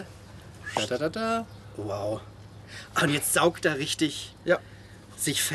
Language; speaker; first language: German; native; German